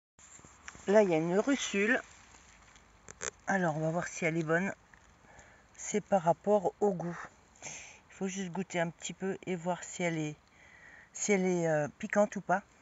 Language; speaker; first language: French; native; French